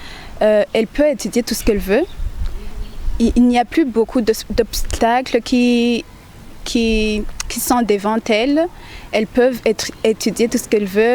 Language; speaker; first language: French; non-native, local second language; Rundi